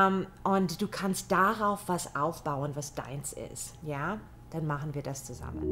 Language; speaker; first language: German; non-native, fluent; English